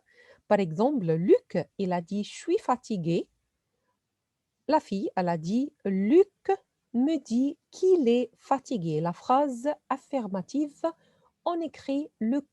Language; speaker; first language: French; non-native, fluent; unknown